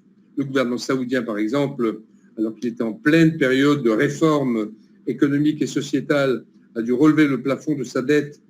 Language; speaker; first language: French; native; French